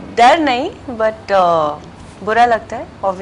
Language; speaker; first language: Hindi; non-native, local second language; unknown